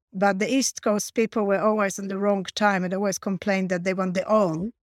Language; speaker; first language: English; non-native, fluent; Polish